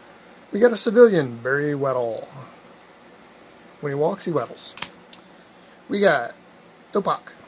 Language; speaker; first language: English; native; English